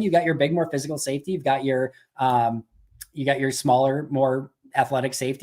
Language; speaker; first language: English; native; English